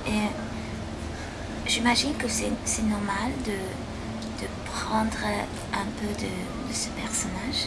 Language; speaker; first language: French; non-native, fluent; English